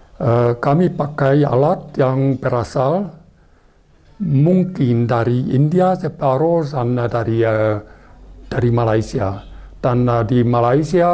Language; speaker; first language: Indonesian; non-native, learner; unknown